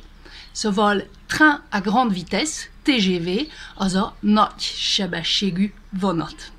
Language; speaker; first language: Hungarian; early bilingual, heritage; Hungarian